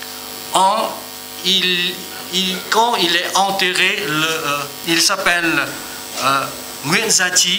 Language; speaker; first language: French; non-native, learner; Vietnamese